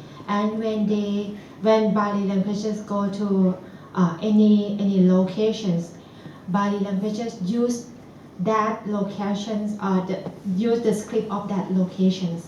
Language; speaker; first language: English; non-native, fluent; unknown